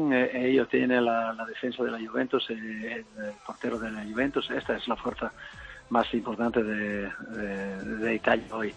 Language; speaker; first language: Spanish; non-native, fluent; Italian